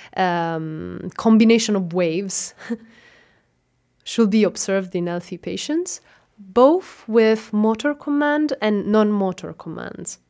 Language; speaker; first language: English; non-native, fluent; Italian